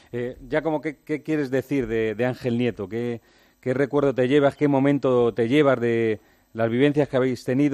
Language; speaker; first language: Spanish; native; Spanish